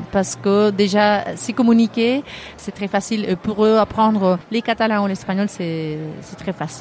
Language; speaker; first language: French; non-native, fluent; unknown